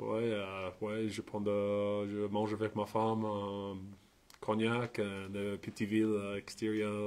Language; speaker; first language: French; non-native, learner; English